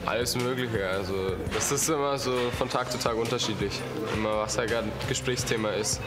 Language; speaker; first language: German; native; German